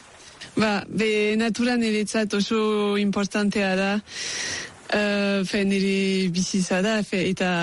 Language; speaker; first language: Basque; non-native, local second language; French